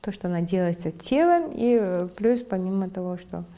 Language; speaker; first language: Russian; non-native, local second language; Kazakh